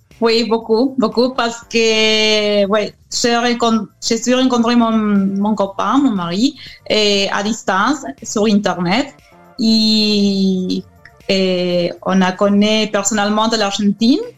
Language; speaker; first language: French; non-native, learner; Spanish